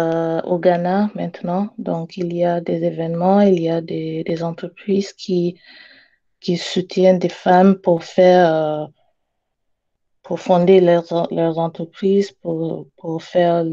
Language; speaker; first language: French; non-native, learner; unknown